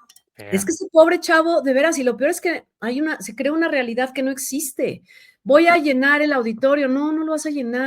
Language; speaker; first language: Spanish; native; Spanish